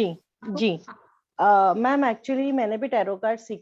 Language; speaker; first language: Hindi; native; Hindi